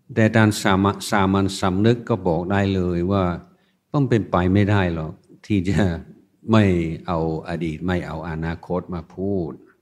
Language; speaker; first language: Thai; non-native, fluent; English